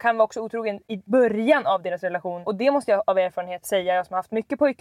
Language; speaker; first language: Swedish; native; Swedish